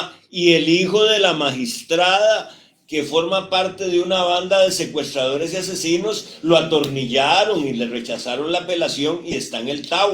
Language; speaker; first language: Spanish; native; Spanish